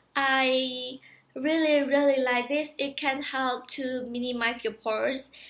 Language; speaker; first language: English; non-native, fluent; Indonesian